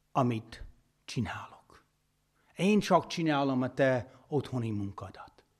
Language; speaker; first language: Hungarian; non-native, fluent; English